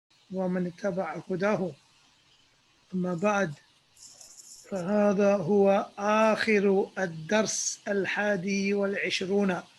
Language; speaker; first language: Arabic; non-native, fluent; English